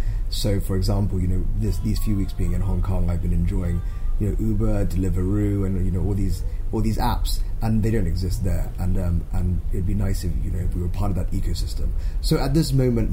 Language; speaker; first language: English; non-native, local second language; Cantonese